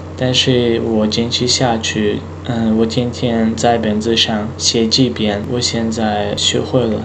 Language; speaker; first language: Chinese; non-native, learner; Tajik